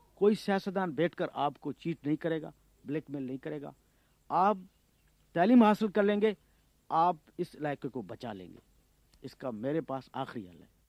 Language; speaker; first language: Urdu; non-native, local second language; Sindhi